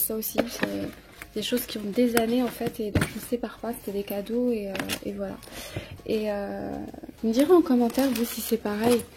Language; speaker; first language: French; native; French